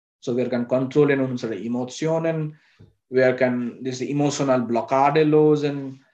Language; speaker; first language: German; non-native, learner; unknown